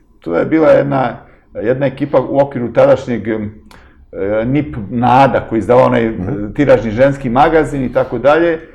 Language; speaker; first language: Serbian; native; Serbian